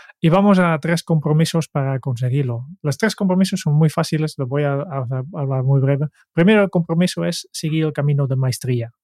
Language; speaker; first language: Spanish; non-native, fluent; Dutch